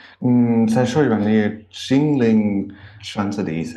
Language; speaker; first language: Chinese; non-native, learner; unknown